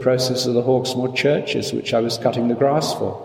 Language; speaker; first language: English; native; English